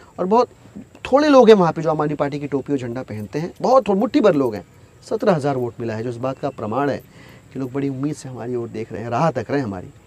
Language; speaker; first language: Hindi; native; Hindi